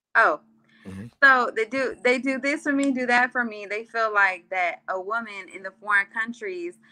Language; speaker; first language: English; early bilingual, other home language; Arabic